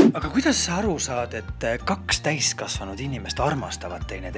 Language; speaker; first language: Estonian; native; Estonian